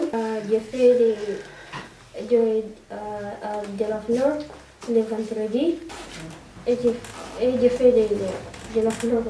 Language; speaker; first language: French; non-native, learner; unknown